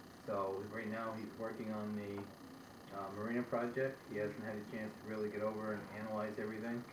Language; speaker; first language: English; native; English